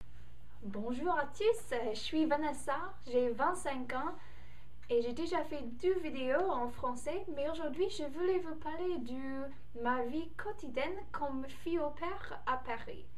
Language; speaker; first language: French; non-native, learner; English